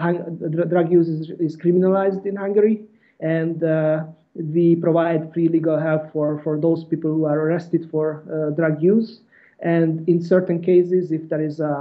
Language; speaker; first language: English; non-native, fluent; Hungarian